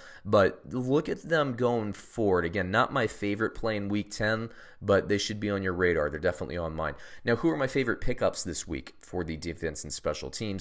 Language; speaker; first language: English; native; English